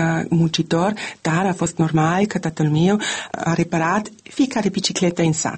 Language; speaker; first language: Romanian; non-native, learner; German